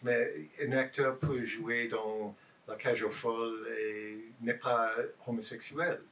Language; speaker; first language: French; non-native, learner; English